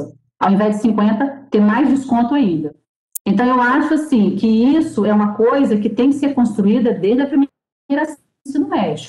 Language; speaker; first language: Portuguese; native; Portuguese